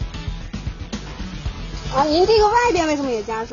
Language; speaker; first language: Chinese; native; Chinese